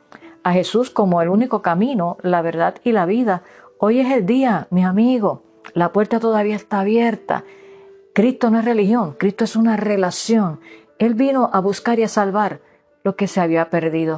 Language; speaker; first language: Spanish; native; Spanish